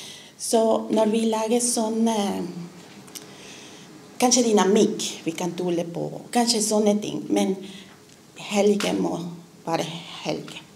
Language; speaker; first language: Norwegian; non-native, learner; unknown